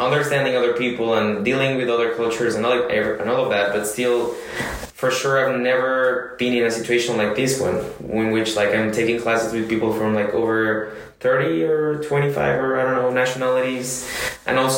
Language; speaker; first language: English; non-native, fluent; Spanish